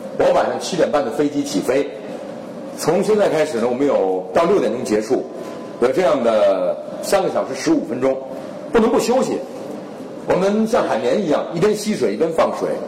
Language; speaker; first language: Chinese; native; Chinese